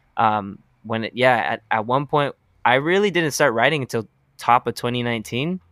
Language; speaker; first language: English; early bilingual, other home language; Spanish